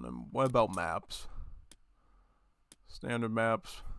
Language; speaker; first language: English; native; English